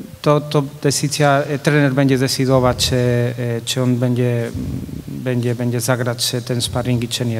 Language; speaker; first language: Polish; non-native, fluent; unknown